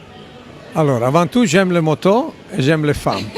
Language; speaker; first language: French; non-native, learner; Italian